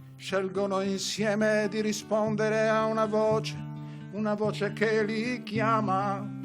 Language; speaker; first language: Italian; native; Italian